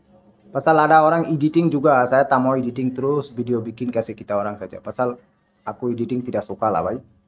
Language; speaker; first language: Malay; non-native, learner; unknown